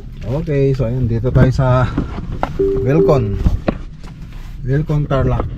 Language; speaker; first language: Filipino; native; Filipino